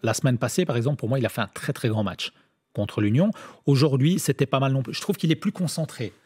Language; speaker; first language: French; native; French